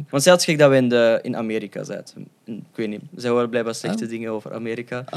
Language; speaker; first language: Dutch; early bilingual, other home language; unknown